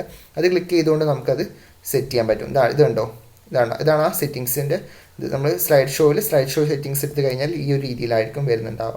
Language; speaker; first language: Malayalam; native; Malayalam